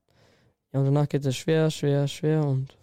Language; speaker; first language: German; non-native, learner; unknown